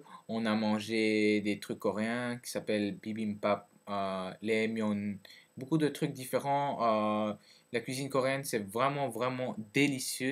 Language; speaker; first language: French; early bilingual, other home language; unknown